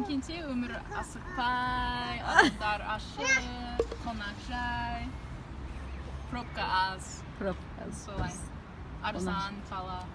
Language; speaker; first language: Kazakh; non-native, fluent; English